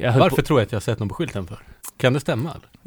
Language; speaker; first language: Swedish; native; Swedish